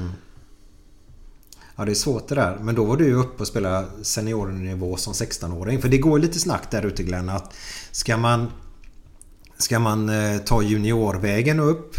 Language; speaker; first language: Swedish; native; Swedish